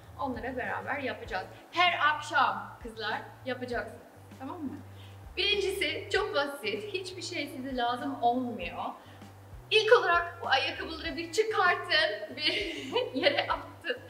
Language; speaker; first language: Turkish; non-native, fluent; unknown